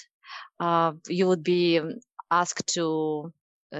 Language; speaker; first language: English; non-native, fluent; Russian